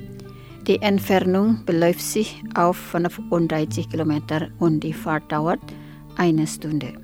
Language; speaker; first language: German; non-native, fluent; Indonesian